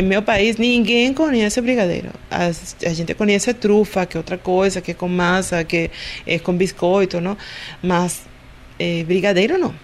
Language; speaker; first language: Portuguese; non-native, learner; Spanish